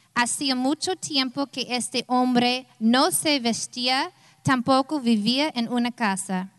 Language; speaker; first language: Spanish; non-native, fluent; English